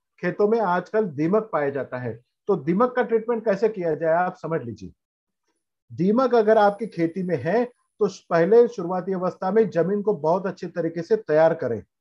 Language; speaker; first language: Hindi; non-native, local second language; Marathi